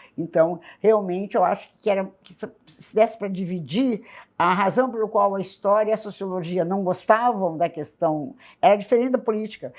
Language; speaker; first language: Portuguese; native; Portuguese